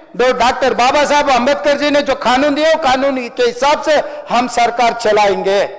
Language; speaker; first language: Hindi; non-native, local second language; Telugu